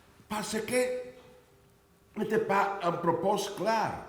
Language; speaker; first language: French; non-native, fluent; Italian